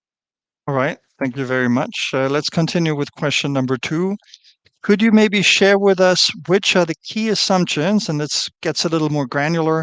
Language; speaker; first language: English; non-native, fluent; German